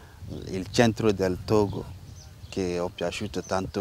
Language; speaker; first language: Italian; non-native, learner; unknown